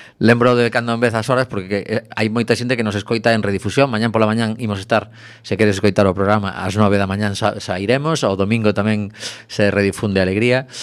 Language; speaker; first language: Galician; native; Galician